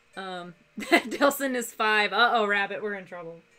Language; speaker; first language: English; native; English